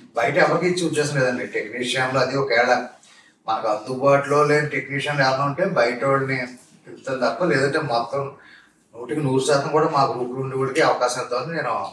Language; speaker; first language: Telugu; native; Telugu